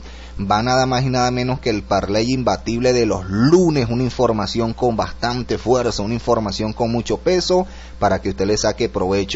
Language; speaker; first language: Spanish; native; Spanish